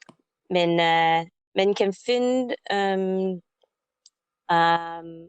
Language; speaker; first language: Danish; non-native, learner; English